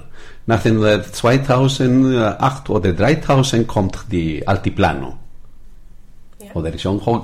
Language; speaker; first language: German; non-native, learner; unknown